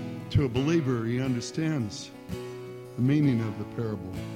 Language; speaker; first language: English; native; English